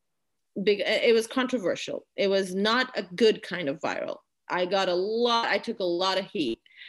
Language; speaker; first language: English; non-native, local second language; Urdu